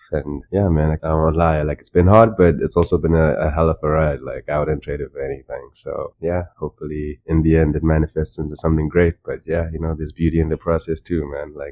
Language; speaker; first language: English; non-native, local second language; Shona